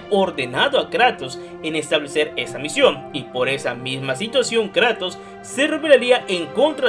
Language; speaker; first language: Spanish; native; Spanish